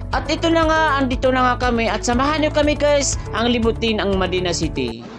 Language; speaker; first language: Filipino; non-native, local second language; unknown